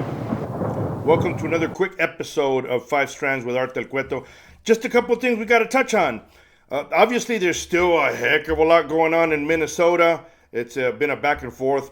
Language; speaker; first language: English; native; English